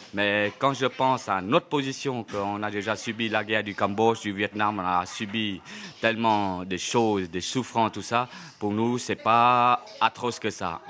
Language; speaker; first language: French; non-native, fluent; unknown